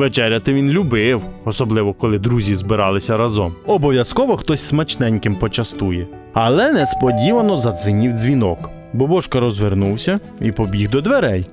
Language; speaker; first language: Ukrainian; native; Ukrainian